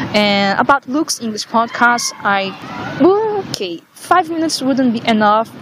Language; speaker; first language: English; non-native, fluent; Portuguese